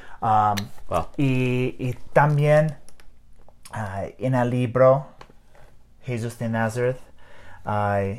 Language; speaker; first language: Spanish; non-native, learner; English